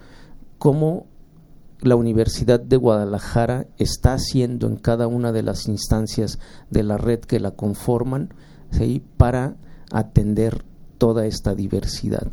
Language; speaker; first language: Spanish; native; Spanish